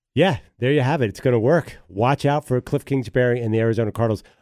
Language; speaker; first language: English; native; English